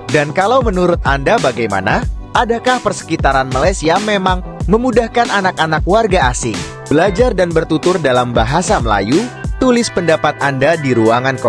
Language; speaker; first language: Malay; native; Malay